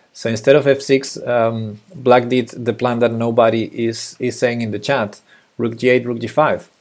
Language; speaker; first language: English; non-native, fluent; Spanish